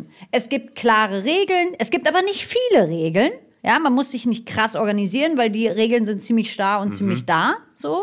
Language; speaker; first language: German; native; German